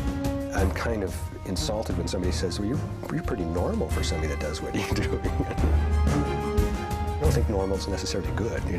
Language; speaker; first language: English; native; English